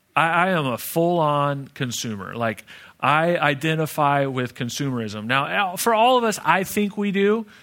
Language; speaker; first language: English; native; English